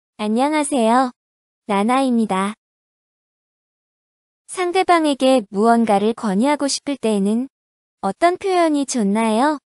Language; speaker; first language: Korean; native; Korean